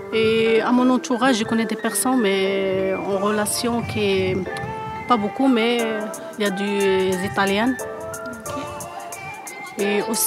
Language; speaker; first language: French; non-native, fluent; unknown